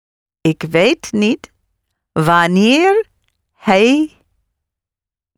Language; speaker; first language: Dutch; non-native, learner; English